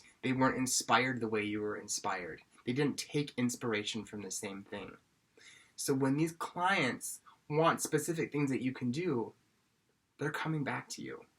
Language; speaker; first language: English; native; English